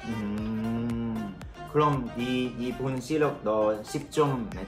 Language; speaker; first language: Korean; non-native, learner; Cantonese